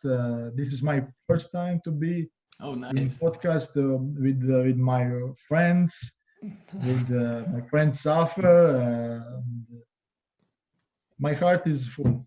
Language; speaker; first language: English; non-native, learner; Croatian